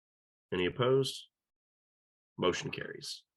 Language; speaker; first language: English; native; English